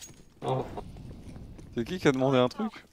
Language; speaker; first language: French; native; French